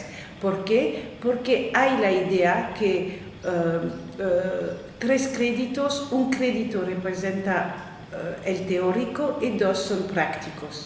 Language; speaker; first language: Spanish; non-native, fluent; French